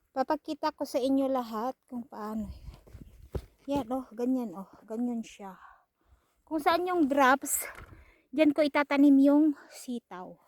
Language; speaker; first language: Filipino; non-native, local second language; Iloko